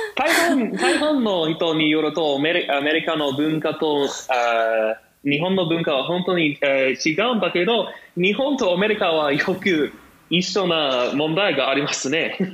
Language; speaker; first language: Japanese; non-native, learner; English